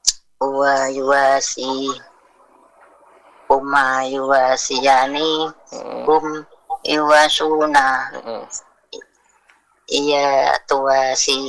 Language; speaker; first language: Arabic; non-native, learner; Indonesian